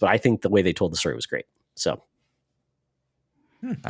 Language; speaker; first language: English; native; English